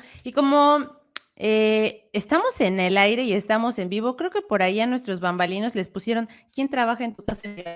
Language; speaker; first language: Spanish; native; Spanish